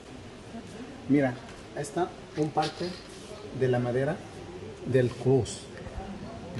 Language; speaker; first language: Spanish; non-native, learner; Arabic